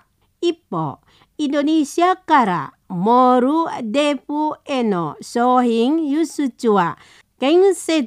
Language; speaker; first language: Japanese; non-native, fluent; Indonesian